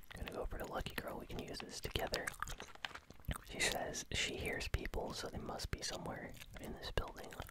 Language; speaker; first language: English; native; English